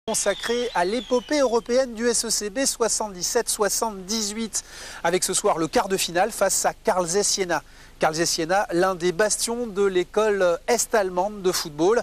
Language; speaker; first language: French; native; French